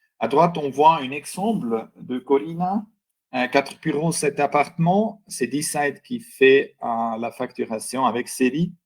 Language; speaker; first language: French; non-native, local second language; German